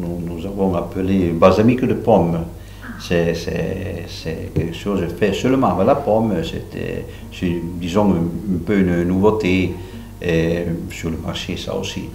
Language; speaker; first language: French; non-native, local second language; Italian